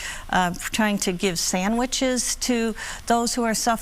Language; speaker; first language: English; native; English